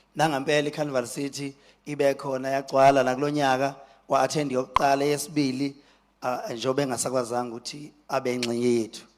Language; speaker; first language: Zulu; native; Zulu